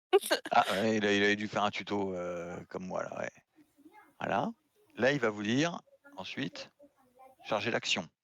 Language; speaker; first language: French; native; French